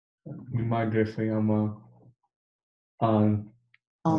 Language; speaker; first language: Spanish; non-native, learner; English